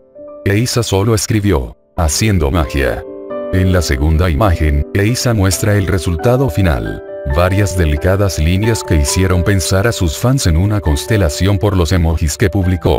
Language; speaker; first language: Spanish; native; Spanish